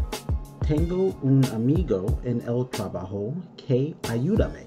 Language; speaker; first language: Spanish; non-native, learner; English